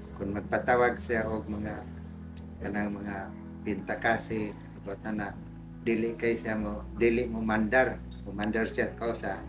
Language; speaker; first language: Cebuano; non-native, local second language; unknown